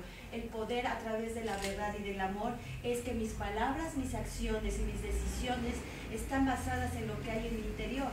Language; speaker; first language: Spanish; native; Spanish